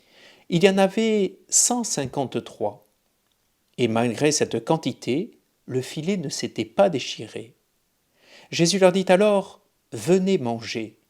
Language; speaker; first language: French; native; French